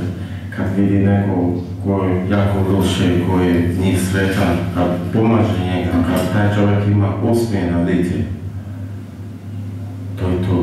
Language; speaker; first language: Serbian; non-native, learner; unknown